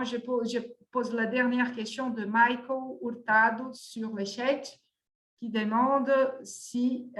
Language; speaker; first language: French; non-native, fluent; Portuguese